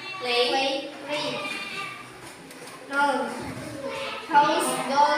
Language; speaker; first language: English; non-native, learner; Indonesian